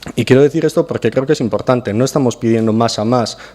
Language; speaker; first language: Spanish; native; Spanish